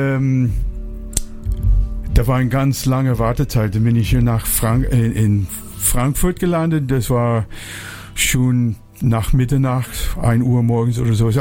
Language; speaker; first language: German; non-native, fluent; English